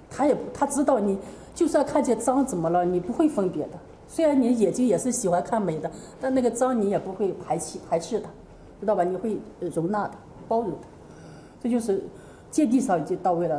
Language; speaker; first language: Chinese; native; Chinese